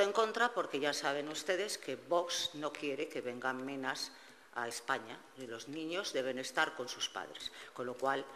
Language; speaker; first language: Spanish; native; Spanish